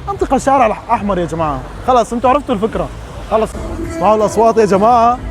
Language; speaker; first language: Arabic; native; Arabic